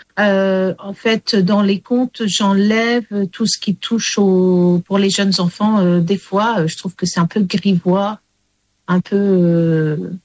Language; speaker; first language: French; early bilingual, heritage; English